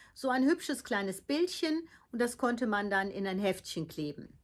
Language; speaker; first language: German; early bilingual, heritage; Dutch